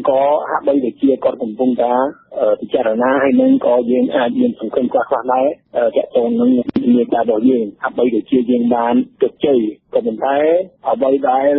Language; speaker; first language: Khmer; non-native, fluent; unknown